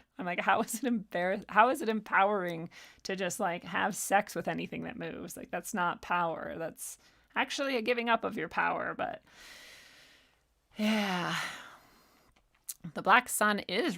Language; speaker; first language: English; native; English